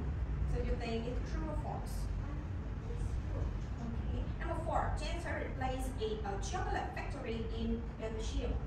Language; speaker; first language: English; non-native, learner; Vietnamese